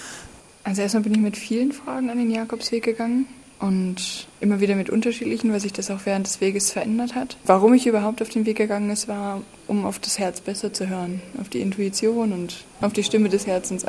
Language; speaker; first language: German; native; German